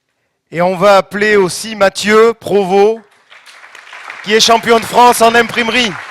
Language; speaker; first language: French; native; French